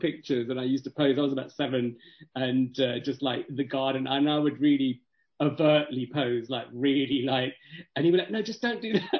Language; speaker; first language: English; native; English